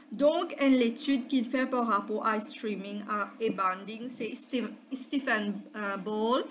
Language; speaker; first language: French; non-native, local second language; Morisyen